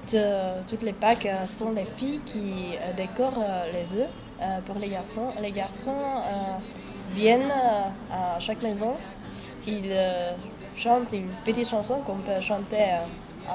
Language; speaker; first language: French; non-native, fluent; Czech